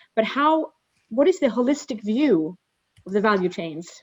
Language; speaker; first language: English; non-native, fluent; Swedish